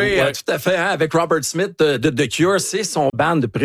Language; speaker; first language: French; native; French